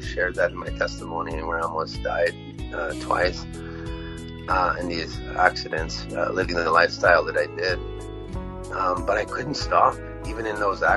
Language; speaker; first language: English; non-native, fluent; Cree